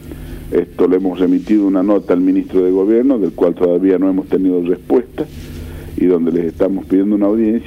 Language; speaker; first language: Spanish; native; Spanish